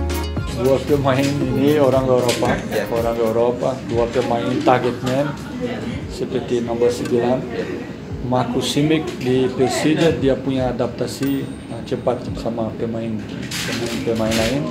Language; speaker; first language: Indonesian; non-native, fluent; Portuguese